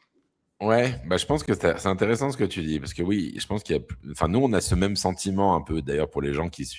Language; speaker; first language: French; native; French